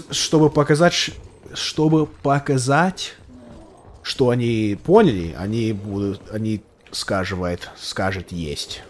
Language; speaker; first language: Russian; non-native, learner; English